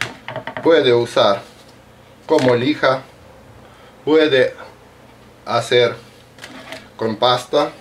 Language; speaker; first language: Spanish; non-native, learner; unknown